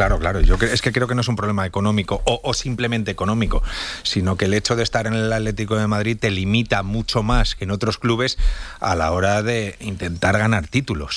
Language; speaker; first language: Spanish; native; Spanish